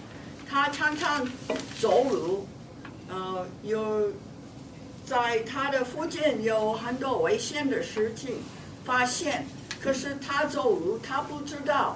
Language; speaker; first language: Chinese; non-native, fluent; English